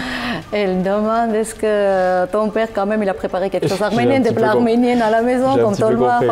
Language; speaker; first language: French; non-native, fluent; Armenian